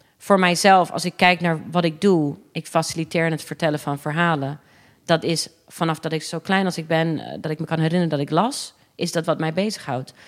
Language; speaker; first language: Dutch; early bilingual, other home language; English